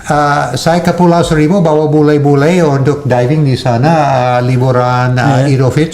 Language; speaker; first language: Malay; non-native, fluent; English